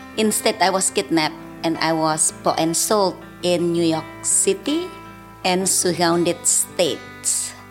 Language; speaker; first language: English; non-native, fluent; Indonesian